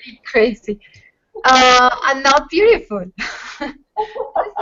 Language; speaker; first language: English; non-native, learner; Spanish